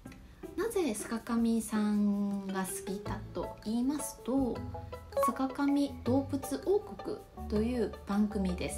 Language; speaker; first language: Japanese; non-native, fluent; Chinese